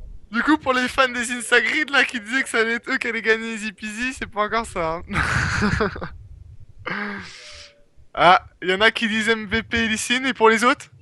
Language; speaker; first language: French; native; French